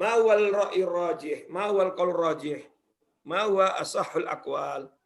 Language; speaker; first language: Arabic; non-native, fluent; Indonesian